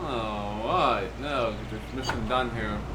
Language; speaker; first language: English; native; English